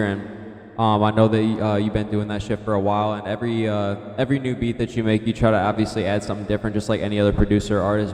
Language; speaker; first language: English; native; English